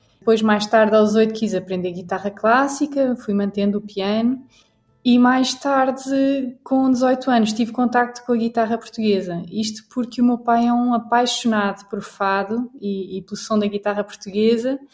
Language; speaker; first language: Portuguese; native; Portuguese